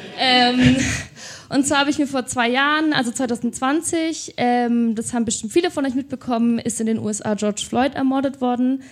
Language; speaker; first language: German; native; German